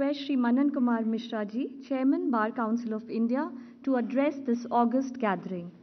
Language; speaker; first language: English; non-native, local second language; Hindi